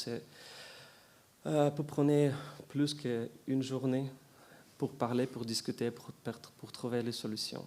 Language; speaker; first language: French; non-native, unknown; Ukrainian